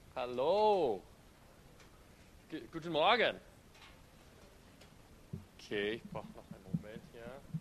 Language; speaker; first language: German; non-native, fluent; English